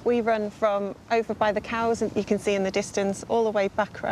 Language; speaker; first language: English; native; English